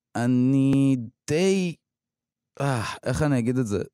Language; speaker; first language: Hebrew; native; Hebrew